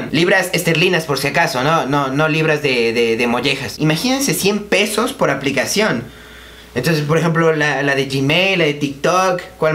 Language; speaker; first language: Spanish; native; Spanish